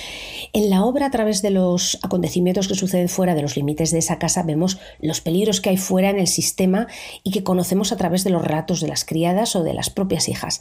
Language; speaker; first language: Spanish; native; Spanish